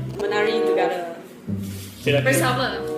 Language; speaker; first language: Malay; non-native, local second language; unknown